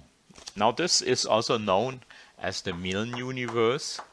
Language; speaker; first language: English; non-native, fluent; German